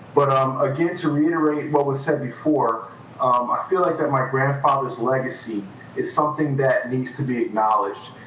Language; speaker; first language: English; native; English